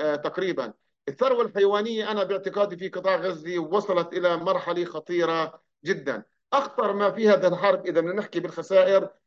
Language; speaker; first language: Arabic; native; Arabic